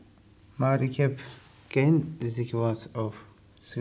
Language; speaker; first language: Dutch; non-native, learner; Turkish